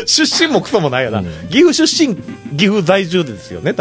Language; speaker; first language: Japanese; native; Japanese